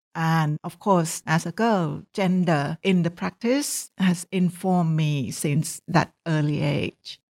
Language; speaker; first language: English; non-native, fluent; Thai